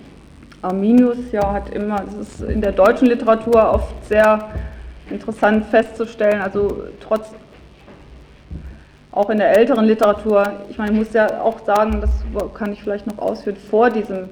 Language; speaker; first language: German; native; German